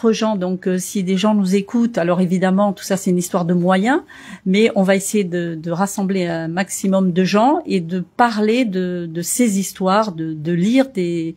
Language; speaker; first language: French; early bilingual, other home language; Portuguese